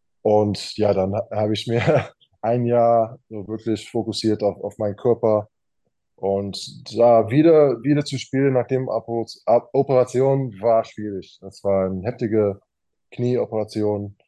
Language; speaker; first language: German; non-native, fluent; English